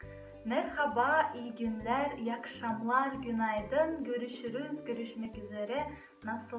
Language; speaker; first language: Turkish; non-native, fluent; Kazakh